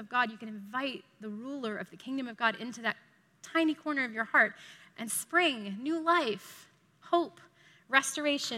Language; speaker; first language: English; native; English